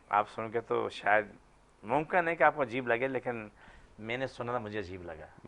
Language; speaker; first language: Urdu; non-native, local second language; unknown